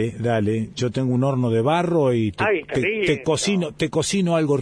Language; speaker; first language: Spanish; native; Spanish